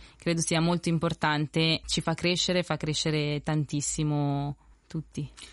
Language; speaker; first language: Italian; early bilingual, other home language; Spanish